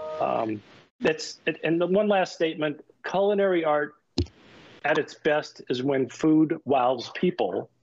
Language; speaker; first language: English; native; English